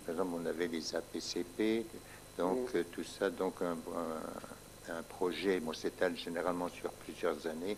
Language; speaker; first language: French; native; French